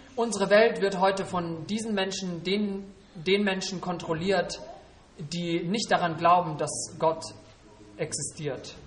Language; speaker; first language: German; native; German